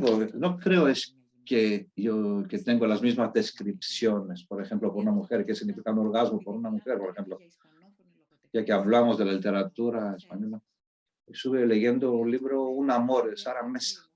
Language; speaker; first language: Spanish; non-native, fluent; Greek